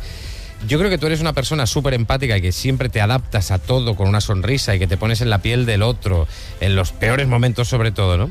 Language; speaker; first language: Spanish; native; Spanish